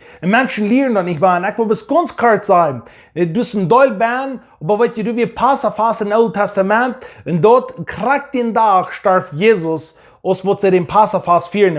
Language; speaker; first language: German; non-native, learner; English